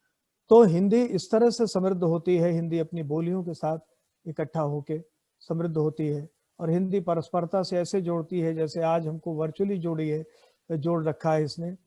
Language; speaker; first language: Hindi; native; Hindi